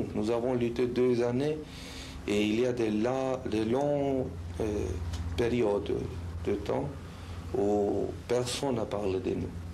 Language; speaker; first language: French; non-native, fluent; Spanish